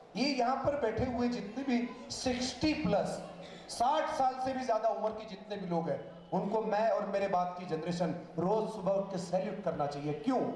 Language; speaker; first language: Hindi; non-native, local second language; Malayalam